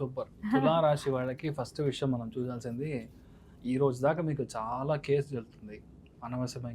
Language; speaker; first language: Telugu; non-native, fluent; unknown